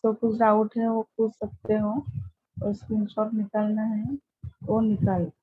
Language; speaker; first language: Hindi; non-native, local second language; Marathi